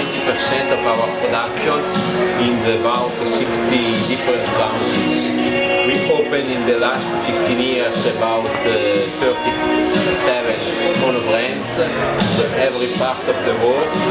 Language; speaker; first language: English; non-native, learner; Italian